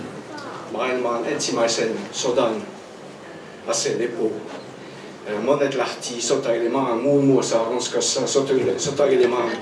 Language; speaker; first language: Finnish; non-native, fluent; French